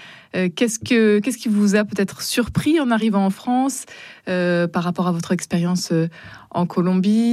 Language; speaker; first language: French; native; French